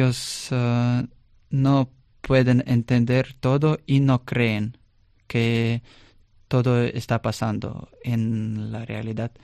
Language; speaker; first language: Spanish; non-native, learner; Russian